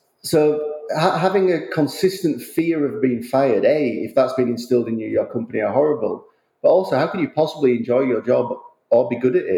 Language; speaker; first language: English; native; English